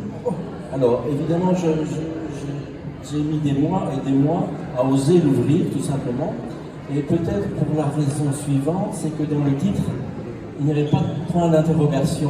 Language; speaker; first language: French; native; French